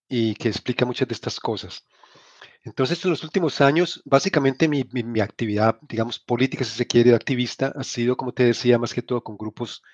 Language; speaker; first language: Spanish; native; Spanish